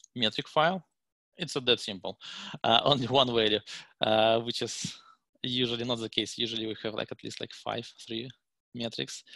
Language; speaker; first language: English; non-native, fluent; Russian